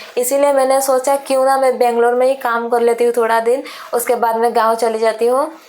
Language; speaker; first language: Hindi; non-native, local second language; Sadri